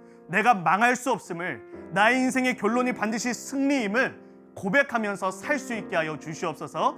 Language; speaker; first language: Korean; native; Korean